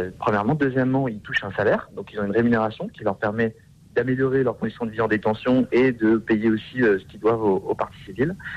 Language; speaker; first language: French; native; French